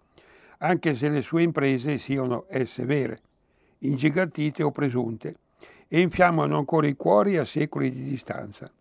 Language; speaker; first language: Italian; native; Italian